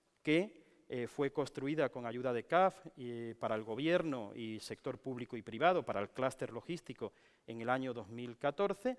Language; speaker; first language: Spanish; native; Spanish